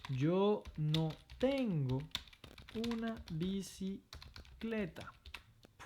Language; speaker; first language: Spanish; non-native, fluent; French